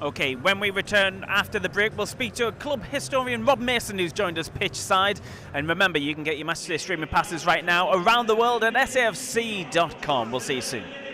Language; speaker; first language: English; native; English